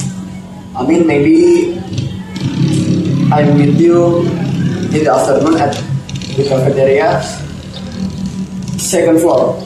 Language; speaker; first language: English; non-native, learner; Indonesian